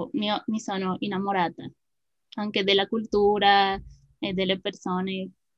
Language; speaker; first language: Italian; non-native, fluent; Spanish